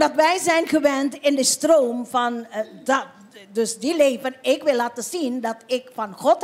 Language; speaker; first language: Dutch; non-native, fluent; Indonesian